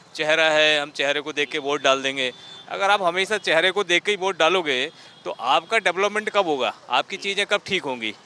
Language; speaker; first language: Hindi; native; Hindi